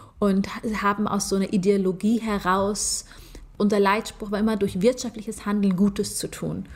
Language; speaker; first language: German; native; German